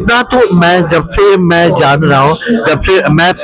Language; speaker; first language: Hindi; non-native, local second language; Assamese